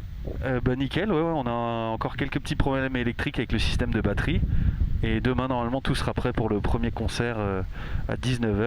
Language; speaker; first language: French; native; French